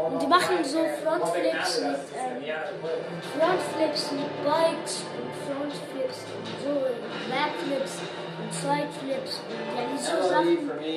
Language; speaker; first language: German; non-native, learner; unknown